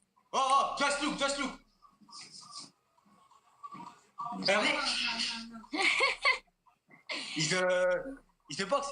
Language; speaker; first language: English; non-native, learner; French